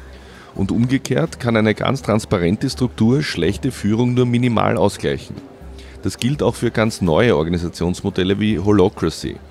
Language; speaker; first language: German; native; German